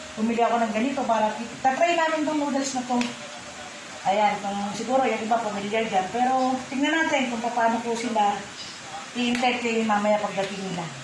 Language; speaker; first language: Filipino; native; Filipino